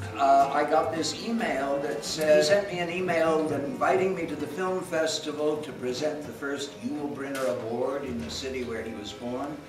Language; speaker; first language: English; native; English